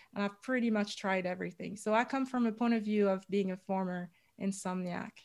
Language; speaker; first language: English; non-native, fluent; French